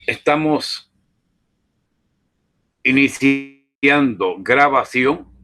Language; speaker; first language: Spanish; native; Spanish